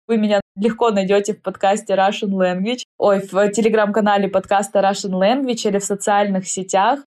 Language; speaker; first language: Russian; native; Russian